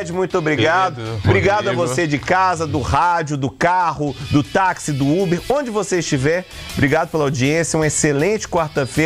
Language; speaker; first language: Portuguese; native; Portuguese